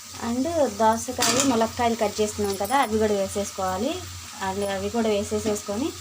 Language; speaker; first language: Telugu; native; Telugu